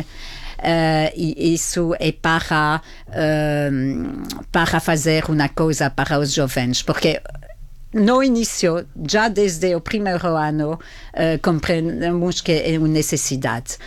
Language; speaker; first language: Portuguese; non-native, fluent; French